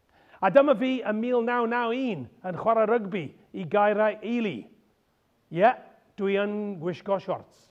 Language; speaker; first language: Welsh; non-native, local second language; English